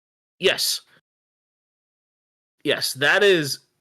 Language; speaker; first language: English; native; English